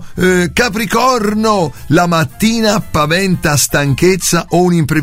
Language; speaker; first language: Italian; native; Italian